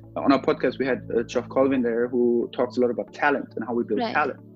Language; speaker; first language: English; non-native, fluent; German